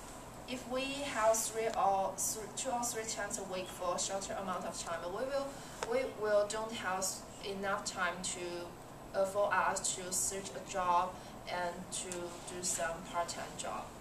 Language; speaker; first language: English; non-native, learner; Chinese